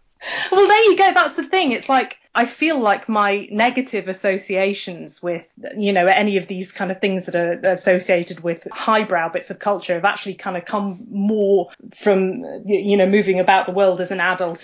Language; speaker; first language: English; native; English